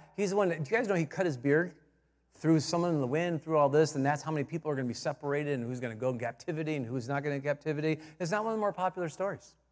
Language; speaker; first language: English; native; English